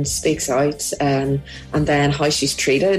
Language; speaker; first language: English; native; English